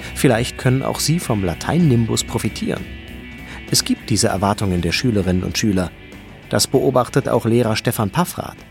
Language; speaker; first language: German; native; German